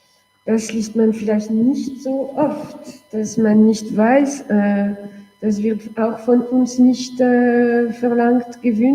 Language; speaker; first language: German; non-native, local second language; French